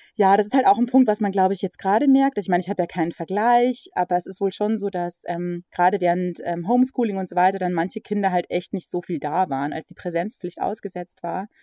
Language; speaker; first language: German; early bilingual, other home language; English